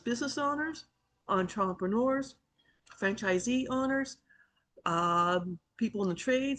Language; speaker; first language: English; native; English